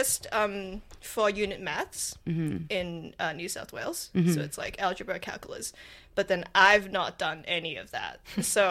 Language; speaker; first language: English; non-native, local second language; Cantonese